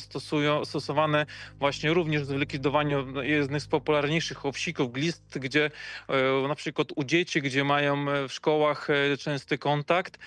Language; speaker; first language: Polish; native; Polish